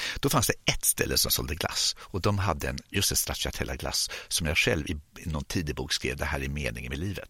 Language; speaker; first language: Swedish; native; Swedish